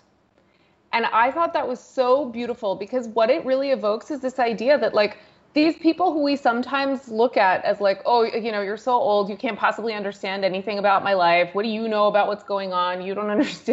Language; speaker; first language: English; native; English